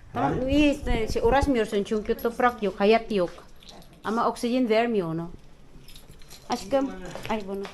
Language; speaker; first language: Turkish; non-native, learner; Filipino